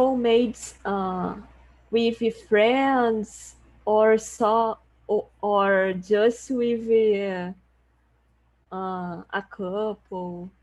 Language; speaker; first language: English; non-native, learner; Portuguese